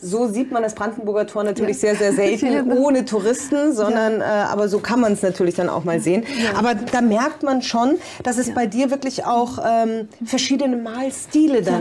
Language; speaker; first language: German; native; German